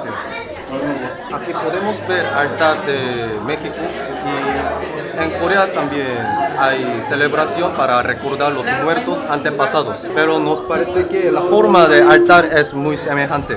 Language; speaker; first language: Spanish; non-native, fluent; Korean